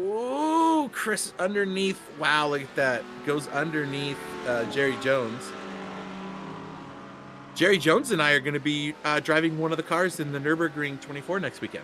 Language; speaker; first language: English; native; English